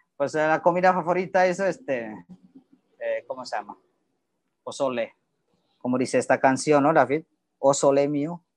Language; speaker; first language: Spanish; non-native, learner; Indonesian